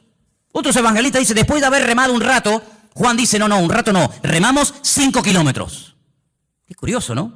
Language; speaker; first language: Spanish; native; Spanish